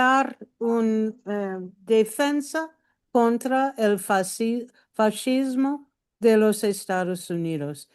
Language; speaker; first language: Spanish; non-native, learner; English